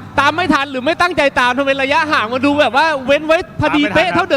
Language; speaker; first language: Thai; native; Thai